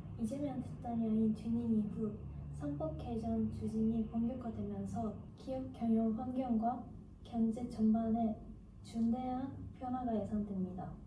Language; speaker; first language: Korean; non-native, learner; Japanese